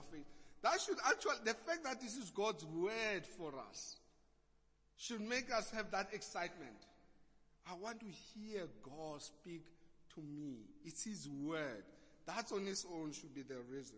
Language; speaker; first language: English; non-native, local second language; Xhosa